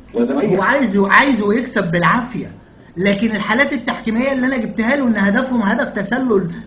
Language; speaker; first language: Arabic; native; Arabic